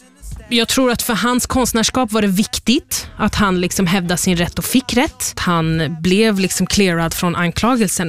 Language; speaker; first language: Swedish; native; Swedish